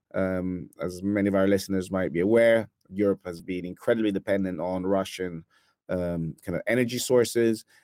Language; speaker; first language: English; non-native, fluent; Italian